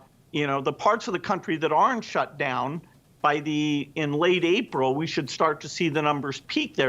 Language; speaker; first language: English; native; English